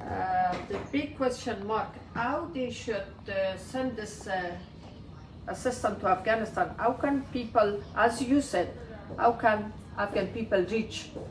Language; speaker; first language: English; non-native, learner; Persian